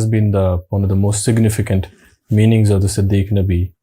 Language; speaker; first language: English; non-native, local second language; Urdu